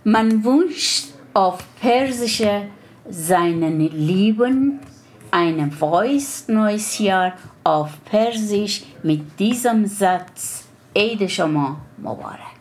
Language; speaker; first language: German; non-native, learner; Persian